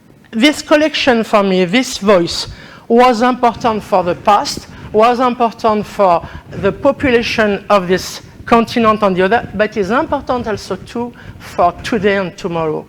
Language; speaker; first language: English; non-native, learner; French